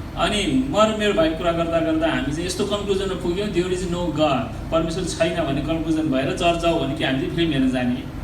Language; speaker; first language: Nepali; native; Nepali